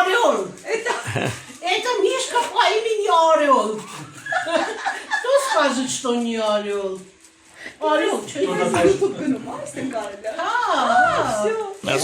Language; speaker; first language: Russian; non-native, local second language; Armenian